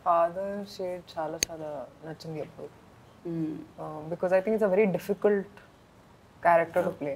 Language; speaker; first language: Telugu; non-native, fluent; Hindi